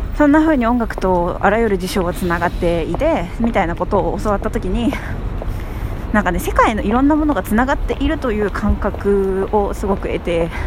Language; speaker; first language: Japanese; native; Japanese